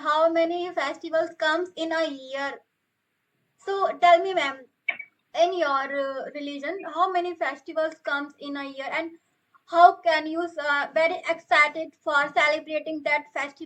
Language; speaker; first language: English; non-native, local second language; Hindi